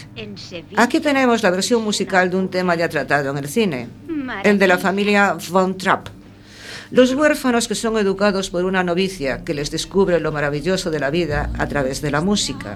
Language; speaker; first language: Spanish; native; Spanish